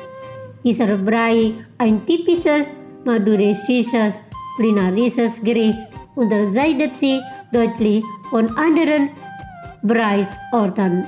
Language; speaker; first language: German; non-native, learner; Indonesian